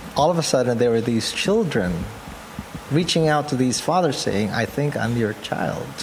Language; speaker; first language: English; non-native, local second language; Pampanga